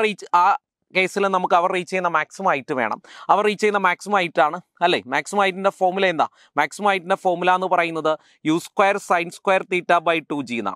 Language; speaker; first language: Malayalam; native; Malayalam